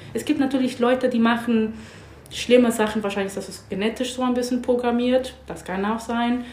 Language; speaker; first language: German; non-native, learner; English